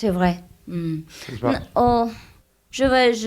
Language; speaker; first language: French; non-native, learner; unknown